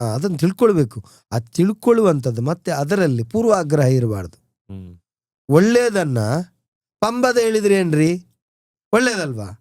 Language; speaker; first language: Kannada; non-native, local second language; Tulu